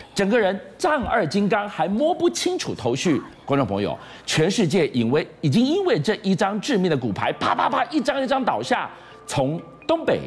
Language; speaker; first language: Chinese; native; Chinese